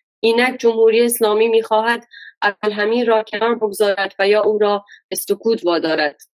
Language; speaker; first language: Persian; non-native, local second language; Baluchi